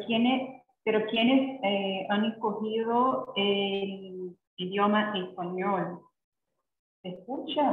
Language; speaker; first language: Spanish; non-native, fluent; Portuguese